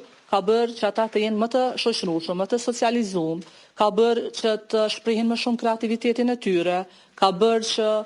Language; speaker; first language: Albanian; native; Albanian